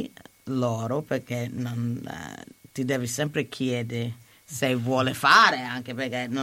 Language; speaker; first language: Italian; non-native, learner; English